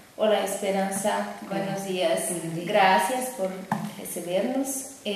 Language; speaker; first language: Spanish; non-native, learner; Portuguese